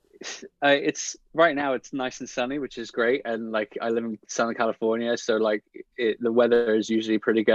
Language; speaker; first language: English; native; English